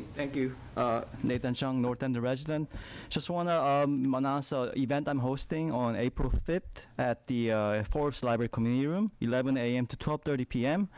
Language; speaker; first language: English; non-native, fluent; Korean